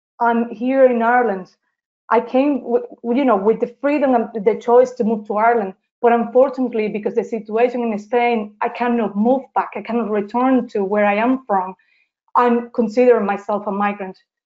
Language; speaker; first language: English; non-native, fluent; Spanish